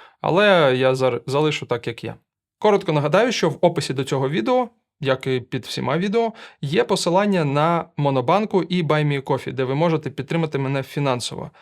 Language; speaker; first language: Ukrainian; non-native, local second language; Russian